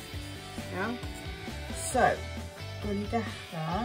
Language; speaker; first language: Welsh; non-native, local second language; English